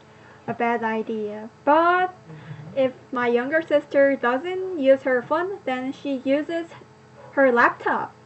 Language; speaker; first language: English; non-native, learner; Korean